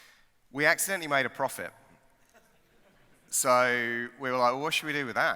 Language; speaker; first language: English; native; English